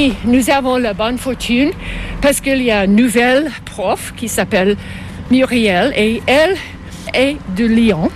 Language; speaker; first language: French; non-native, fluent; English